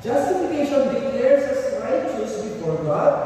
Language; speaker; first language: English; non-native, local second language; Filipino